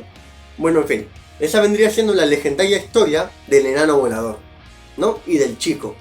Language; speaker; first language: Spanish; native; Spanish